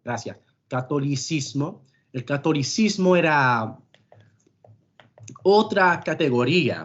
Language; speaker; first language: Spanish; non-native, fluent; English